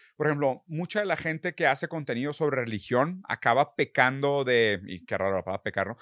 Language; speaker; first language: Spanish; early bilingual, other home language; Portuguese